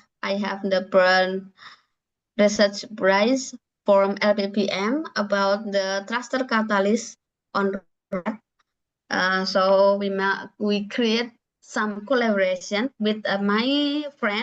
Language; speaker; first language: English; non-native, learner; Indonesian